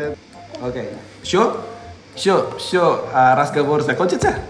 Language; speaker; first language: Russian; non-native, learner; Indonesian